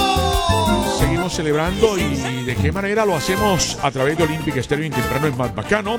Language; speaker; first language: Spanish; native; Spanish